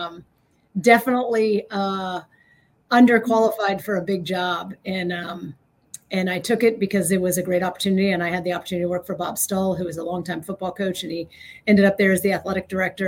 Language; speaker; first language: English; native; English